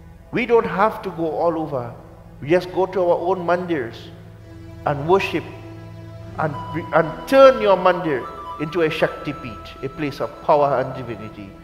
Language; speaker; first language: English; native; English